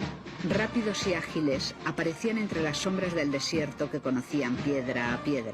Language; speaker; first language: Spanish; native; Spanish